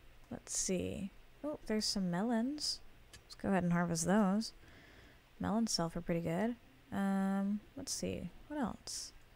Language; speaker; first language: English; native; English